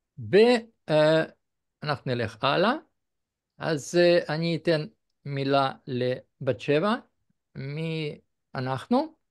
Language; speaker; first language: Hebrew; non-native, fluent; Russian